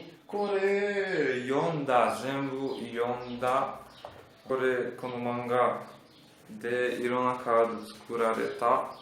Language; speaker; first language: Japanese; non-native, learner; Portuguese